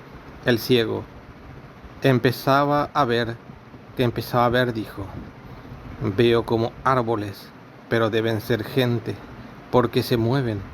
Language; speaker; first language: Spanish; native; Spanish